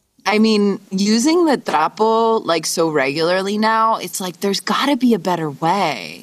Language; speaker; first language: English; native; English